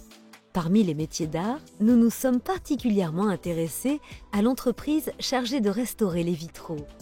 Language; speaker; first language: French; native; French